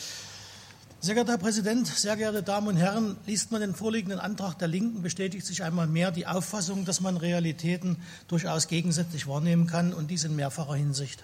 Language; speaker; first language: German; native; German